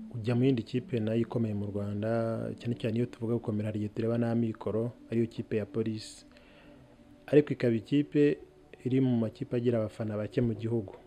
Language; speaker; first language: Kinyarwanda; native; Kinyarwanda